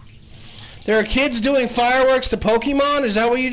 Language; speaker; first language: English; native; English